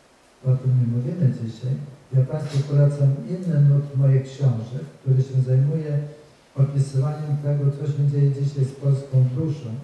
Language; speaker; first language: Polish; native; Polish